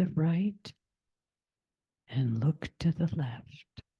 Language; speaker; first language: English; native; English